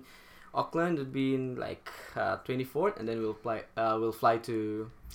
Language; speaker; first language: English; non-native, local second language; Filipino